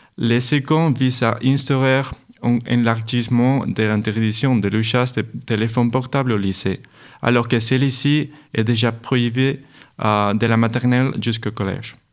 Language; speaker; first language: French; non-native, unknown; Spanish